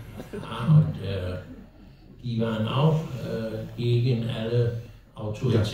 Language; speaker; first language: German; non-native, learner; Danish